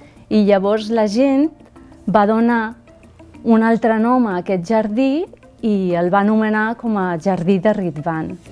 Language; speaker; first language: Catalan; early bilingual, other home language; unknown